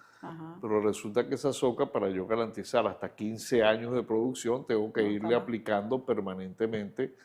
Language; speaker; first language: Spanish; native; Spanish